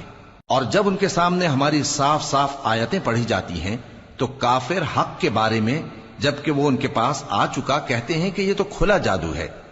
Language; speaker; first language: Urdu; native; Urdu